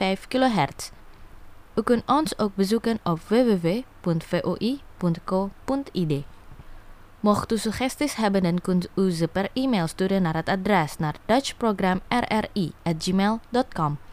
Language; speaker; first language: Dutch; non-native, fluent; Indonesian